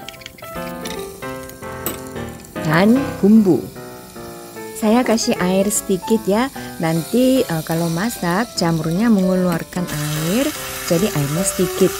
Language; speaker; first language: Indonesian; non-native, fluent; Korean